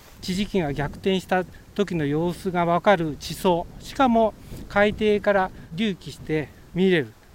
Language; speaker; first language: Japanese; native; Japanese